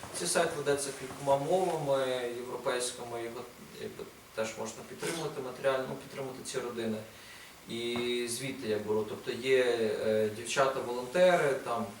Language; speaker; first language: Ukrainian; native; Ukrainian